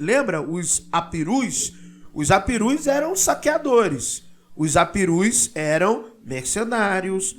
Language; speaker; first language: Portuguese; native; Portuguese